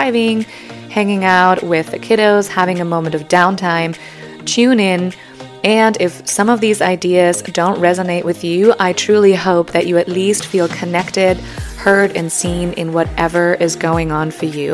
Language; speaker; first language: English; non-native, fluent; German